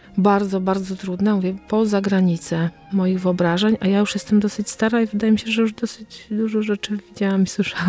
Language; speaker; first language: Polish; native; Polish